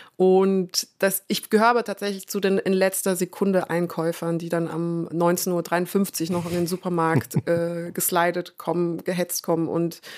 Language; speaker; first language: German; native; German